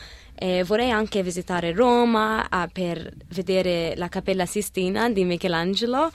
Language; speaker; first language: Italian; non-native, learner; Arabic